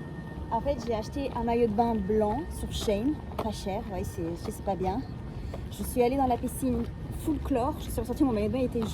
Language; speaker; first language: French; native; French